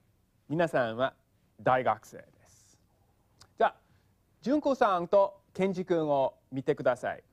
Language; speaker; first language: Japanese; non-native, fluent; English